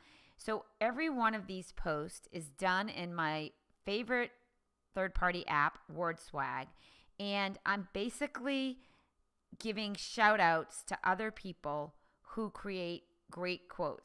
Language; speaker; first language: English; native; English